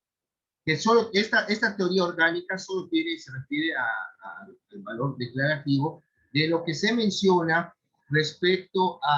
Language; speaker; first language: Spanish; native; Spanish